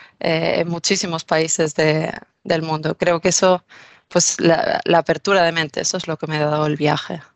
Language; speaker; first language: Spanish; native; Spanish